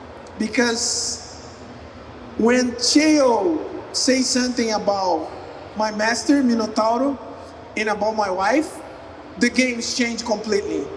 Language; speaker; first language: English; non-native, learner; Portuguese